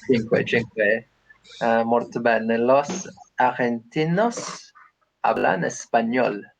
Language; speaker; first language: Spanish; non-native, learner; English